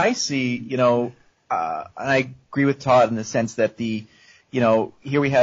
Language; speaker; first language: English; native; English